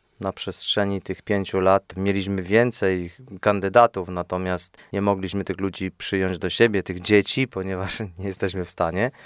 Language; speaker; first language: Polish; native; Polish